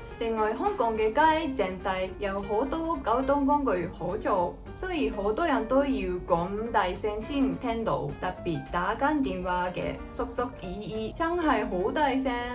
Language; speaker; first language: Cantonese; non-native, fluent; Japanese